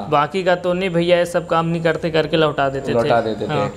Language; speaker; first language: Hindi; native; Hindi